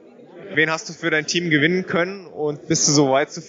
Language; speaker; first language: German; native; German